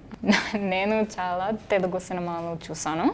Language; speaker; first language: Telugu; non-native, learner; English